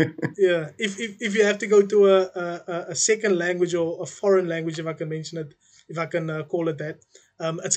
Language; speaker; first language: English; non-native, local second language; Afrikaans